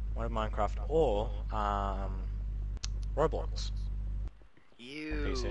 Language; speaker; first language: English; native; English